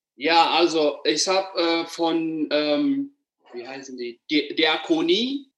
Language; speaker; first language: German; non-native, fluent; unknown